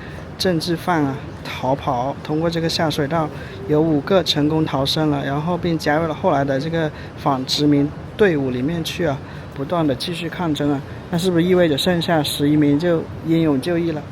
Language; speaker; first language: Chinese; native; Chinese